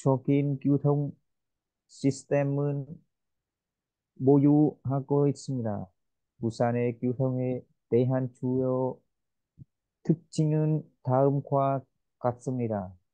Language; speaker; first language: Korean; non-native, learner; Vietnamese